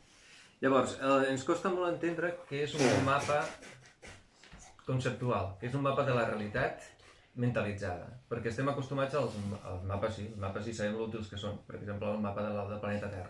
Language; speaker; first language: Catalan; native; Catalan